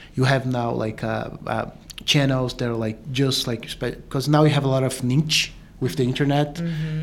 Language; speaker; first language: English; non-native, fluent; Portuguese